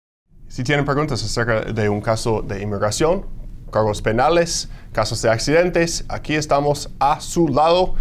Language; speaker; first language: Spanish; non-native, fluent; English